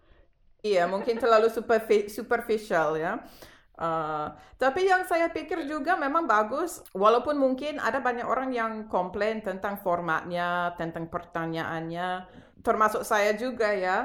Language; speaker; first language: Indonesian; non-native, fluent; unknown